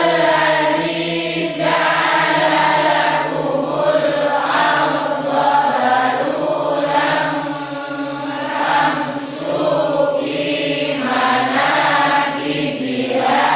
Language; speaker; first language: Arabic; non-native, learner; Indonesian